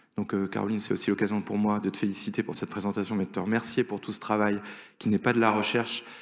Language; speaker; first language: French; native; French